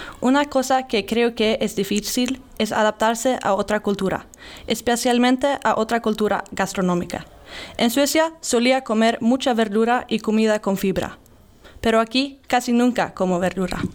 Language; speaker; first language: Spanish; non-native, learner; Swedish